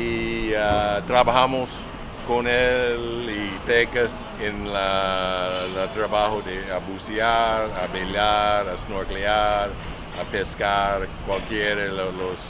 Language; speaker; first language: Spanish; non-native, learner; English